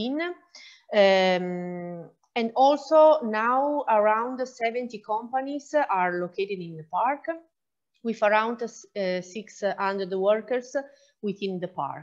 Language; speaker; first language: English; non-native, fluent; Italian